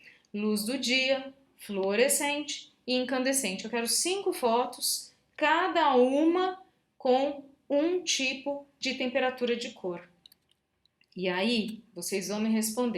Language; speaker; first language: Portuguese; native; Portuguese